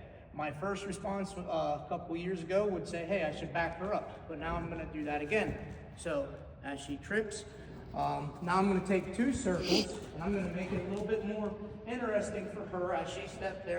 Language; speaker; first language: English; native; English